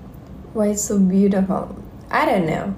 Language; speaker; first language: English; non-native, learner; Russian